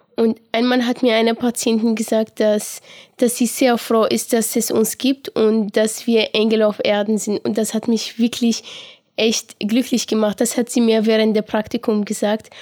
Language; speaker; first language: German; non-native, fluent; Arabic